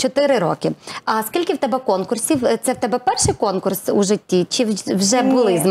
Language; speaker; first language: Ukrainian; native; Ukrainian